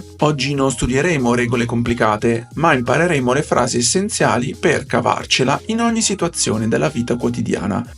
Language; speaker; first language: Italian; native; Italian